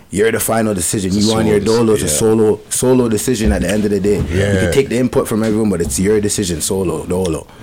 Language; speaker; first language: English; native; English